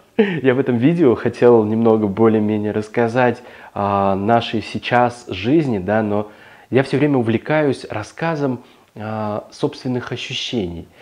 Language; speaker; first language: Russian; native; Russian